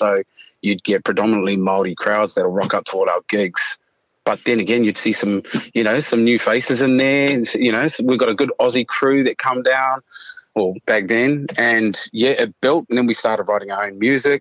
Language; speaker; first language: English; native; English